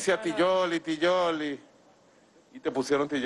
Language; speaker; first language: Spanish; native; Spanish